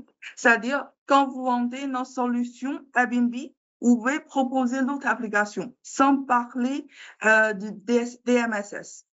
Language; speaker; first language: French; non-native, learner; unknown